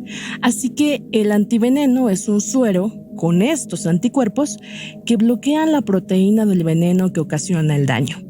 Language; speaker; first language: Spanish; native; Spanish